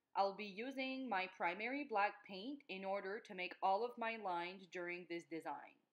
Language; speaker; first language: French; native; French